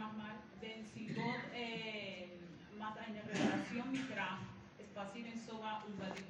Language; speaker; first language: German; non-native, learner; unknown